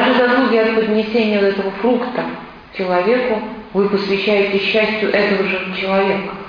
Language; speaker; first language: Russian; native; Russian